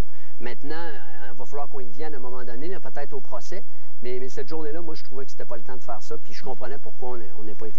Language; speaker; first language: French; native; French